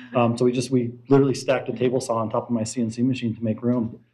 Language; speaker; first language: English; native; English